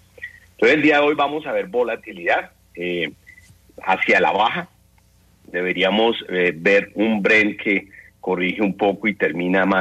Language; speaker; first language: Spanish; native; Spanish